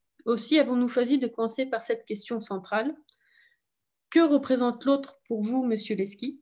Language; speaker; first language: French; native; French